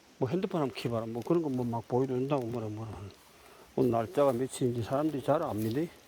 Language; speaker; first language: Korean; native; Korean